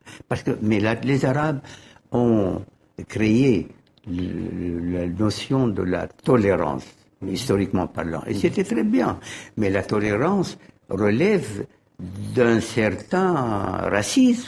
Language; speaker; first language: French; non-native, fluent; Arabic